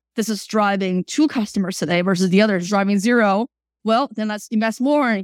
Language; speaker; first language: English; early bilingual, other home language; Chinese